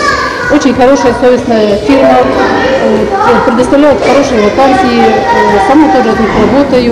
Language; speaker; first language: Russian; non-native, local second language; Ukrainian